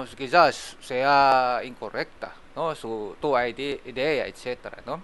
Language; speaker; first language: Spanish; non-native, fluent; Japanese